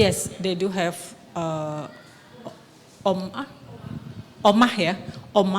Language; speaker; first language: English; non-native, local second language; Indonesian